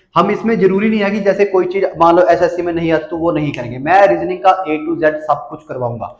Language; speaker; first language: Hindi; native; Hindi